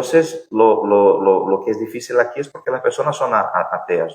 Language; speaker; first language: Spanish; non-native, fluent; Portuguese